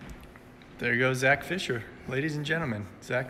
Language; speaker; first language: English; native; English